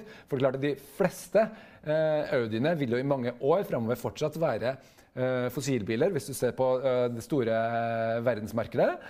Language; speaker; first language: Norwegian; native; Norwegian